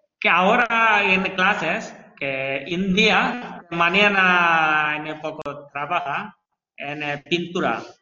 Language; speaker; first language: Spanish; non-native, learner; Bangla